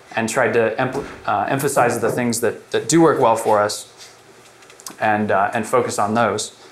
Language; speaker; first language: English; native; English